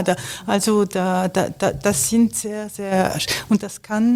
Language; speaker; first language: German; non-native, fluent; French